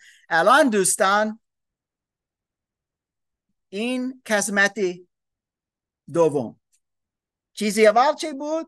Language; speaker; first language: Persian; non-native, learner; English